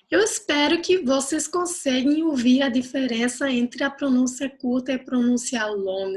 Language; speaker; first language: Portuguese; non-native, fluent; Dutch